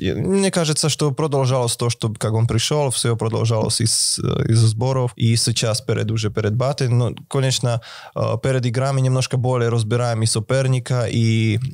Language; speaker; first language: Russian; non-native, fluent; Slovak